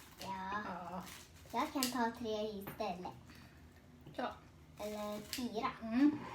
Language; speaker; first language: Swedish; early bilingual, other home language; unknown